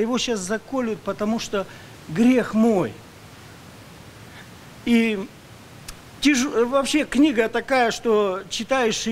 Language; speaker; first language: Russian; native; Russian